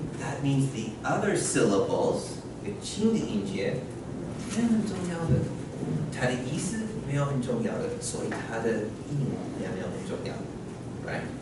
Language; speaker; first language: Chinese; non-native, learner; English